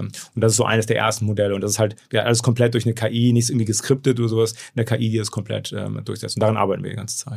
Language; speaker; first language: German; native; German